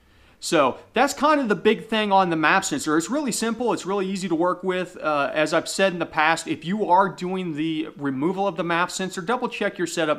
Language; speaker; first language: English; native; English